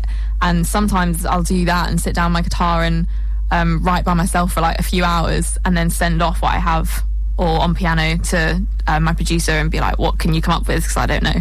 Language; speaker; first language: English; native; English